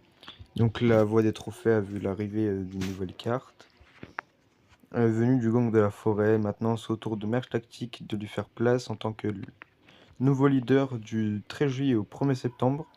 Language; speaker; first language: French; native; French